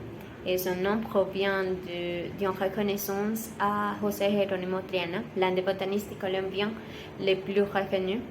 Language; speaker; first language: French; non-native, learner; Spanish